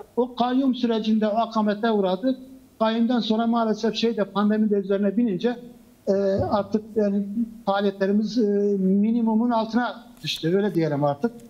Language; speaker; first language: Turkish; non-native, local second language; Kurdish